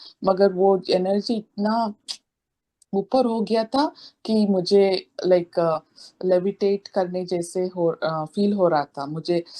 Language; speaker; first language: Hindi; non-native, local second language; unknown